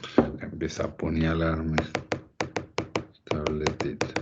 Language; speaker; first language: Spanish; native; Spanish